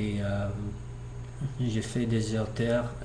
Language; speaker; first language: French; non-native, learner; English